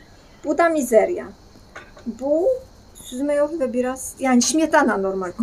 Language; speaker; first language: Turkish; non-native, fluent; Polish